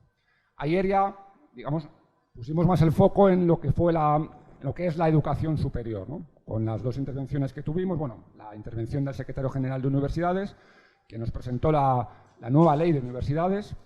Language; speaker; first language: Spanish; native; Spanish